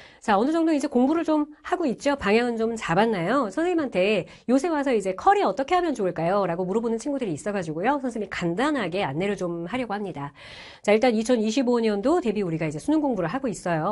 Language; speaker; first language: Korean; native; Korean